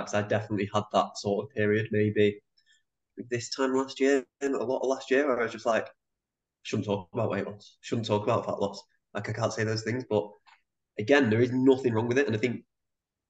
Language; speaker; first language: English; native; English